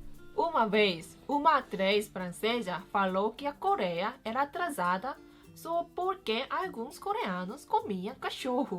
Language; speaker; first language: Portuguese; non-native, fluent; Korean